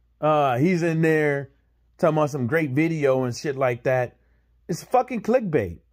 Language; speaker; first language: English; native; English